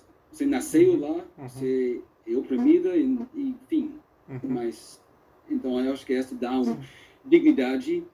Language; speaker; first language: Portuguese; non-native, fluent; English